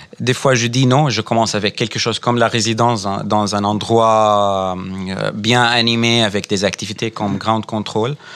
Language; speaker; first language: French; non-native, fluent; Arabic